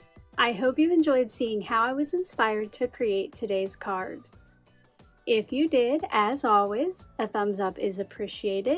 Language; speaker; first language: English; native; English